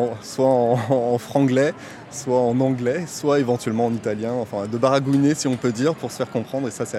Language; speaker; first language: French; native; French